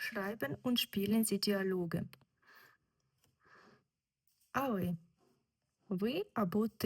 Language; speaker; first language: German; non-native, fluent; Ukrainian